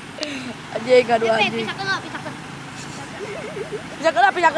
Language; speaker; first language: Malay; non-native, local second language; Sundanese